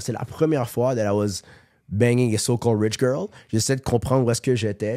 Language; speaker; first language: French; native; French